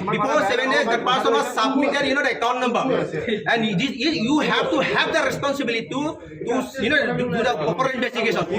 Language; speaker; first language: English; non-native, local second language; Assamese